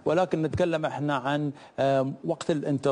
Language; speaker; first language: Arabic; native; Arabic